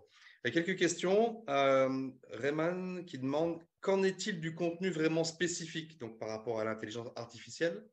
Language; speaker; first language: French; native; French